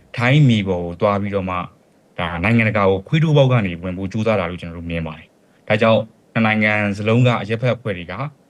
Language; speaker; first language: Burmese; native; Burmese